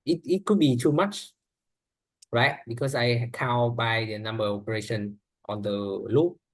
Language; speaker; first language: English; non-native, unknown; Vietnamese